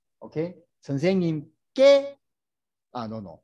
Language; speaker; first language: Korean; native; Korean